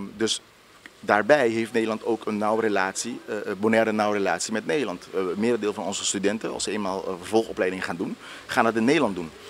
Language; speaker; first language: Dutch; non-native, local second language; Papiamento